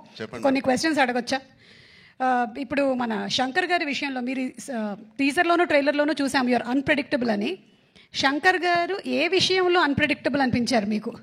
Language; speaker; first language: Telugu; native; Telugu